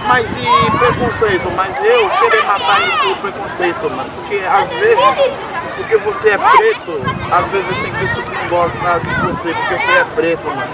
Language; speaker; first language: Portuguese; non-native, learner; Haitian Creole